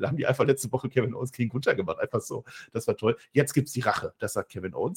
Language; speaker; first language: German; native; German